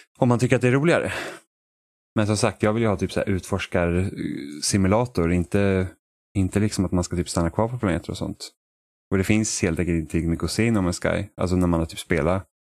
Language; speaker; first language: Swedish; native; Swedish